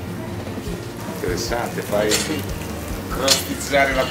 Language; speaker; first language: Italian; native; Italian